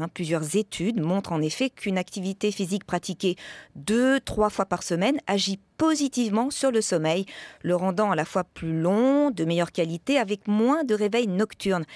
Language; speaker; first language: French; native; French